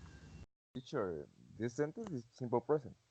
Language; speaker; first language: English; non-native, learner; Spanish